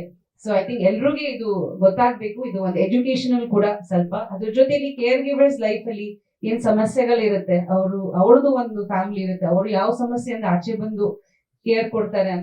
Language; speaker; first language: Kannada; non-native, fluent; Bangla